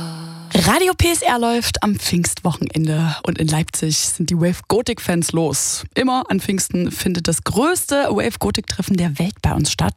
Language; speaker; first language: German; native; German